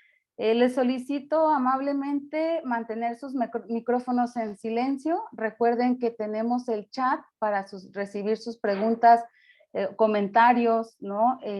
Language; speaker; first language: Spanish; native; Spanish